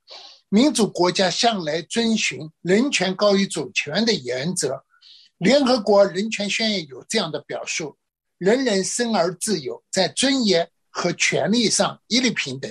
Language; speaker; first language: Chinese; native; Chinese